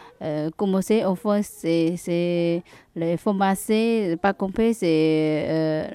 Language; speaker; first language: French; non-native, learner; Chinese